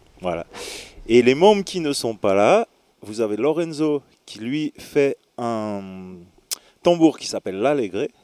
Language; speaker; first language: French; native; French